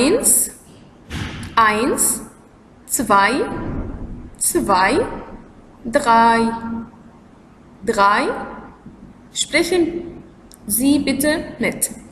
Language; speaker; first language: German; non-native, learner; Arabic